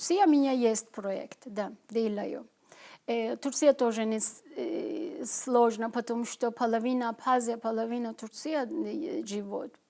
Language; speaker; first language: Russian; non-native, learner; Turkish